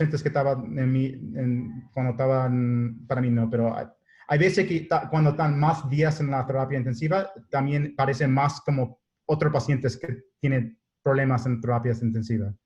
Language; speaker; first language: Spanish; non-native, learner; English